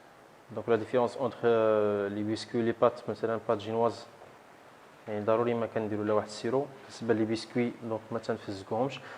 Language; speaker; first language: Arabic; native; Arabic